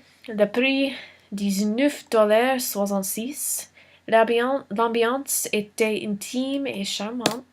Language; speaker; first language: French; non-native, learner; English